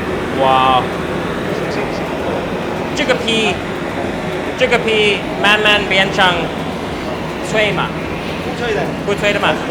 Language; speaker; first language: Chinese; non-native, fluent; English